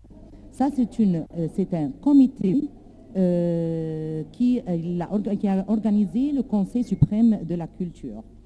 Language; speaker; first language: French; non-native, learner; Arabic